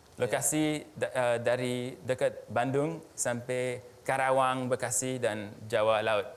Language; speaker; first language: Indonesian; early bilingual, other home language; French